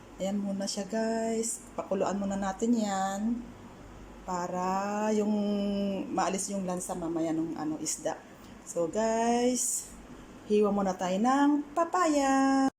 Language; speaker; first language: Filipino; non-native, local second language; Iloko